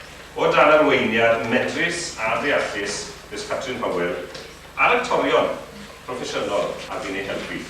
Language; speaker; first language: Welsh; native; Welsh